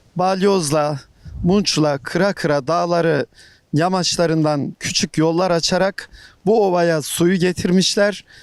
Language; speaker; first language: Turkish; native; Turkish